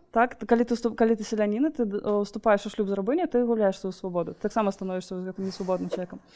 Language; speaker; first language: Belarusian; non-native, local second language; Russian